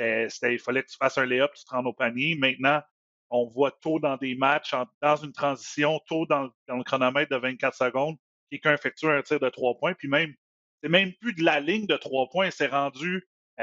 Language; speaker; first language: French; native; French